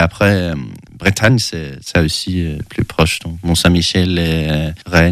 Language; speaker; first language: French; non-native, learner; Swedish